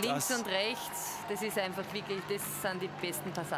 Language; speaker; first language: German; native; German